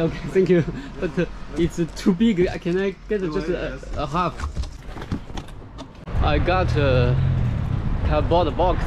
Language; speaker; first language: English; non-native, fluent; Chinese